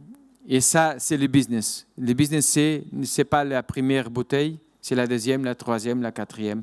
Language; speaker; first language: French; non-native, fluent; Portuguese